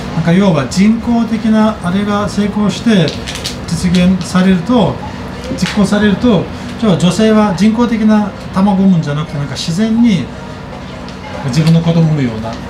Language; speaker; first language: Japanese; non-native, fluent; Azerbaijani